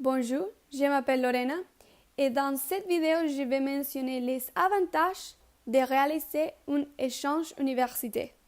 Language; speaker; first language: French; non-native, learner; Spanish